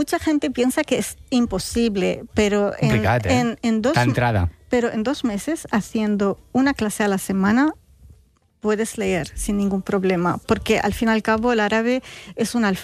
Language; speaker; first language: Spanish; non-native, fluent; Arabic